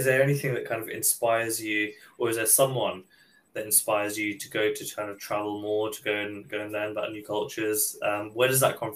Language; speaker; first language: English; native; English